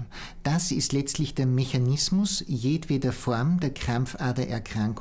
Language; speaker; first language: German; native; German